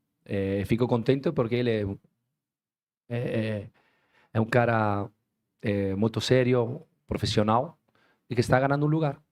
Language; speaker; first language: Portuguese; non-native, fluent; Spanish